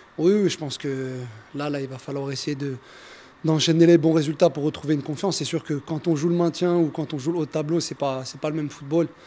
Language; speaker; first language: French; native; French